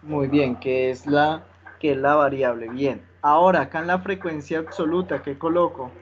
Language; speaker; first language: Spanish; native; Spanish